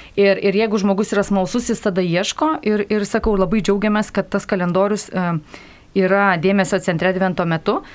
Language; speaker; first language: Lithuanian; native; Lithuanian